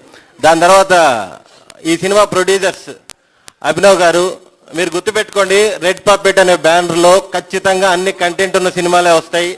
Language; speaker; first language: Telugu; native; Telugu